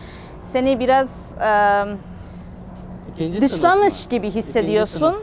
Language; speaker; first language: Turkish; non-native, fluent; Georgian